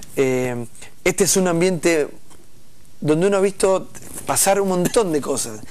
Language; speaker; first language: Spanish; native; Spanish